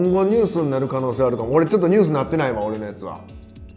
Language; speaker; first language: Japanese; native; Japanese